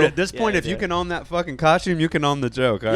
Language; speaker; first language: English; native; English